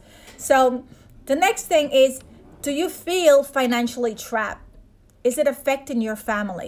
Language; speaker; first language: English; native; English